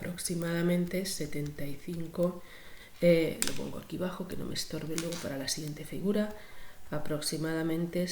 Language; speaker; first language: Spanish; native; Spanish